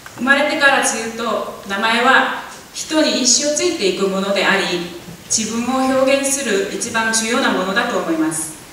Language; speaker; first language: Japanese; non-native, fluent; Korean